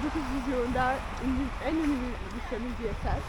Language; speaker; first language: Turkish; non-native, learner; Russian